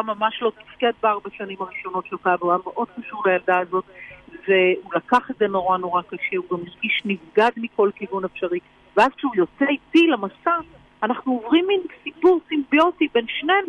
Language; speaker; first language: Hebrew; native; Hebrew